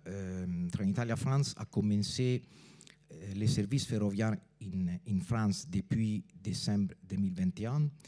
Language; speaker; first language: French; non-native, fluent; Italian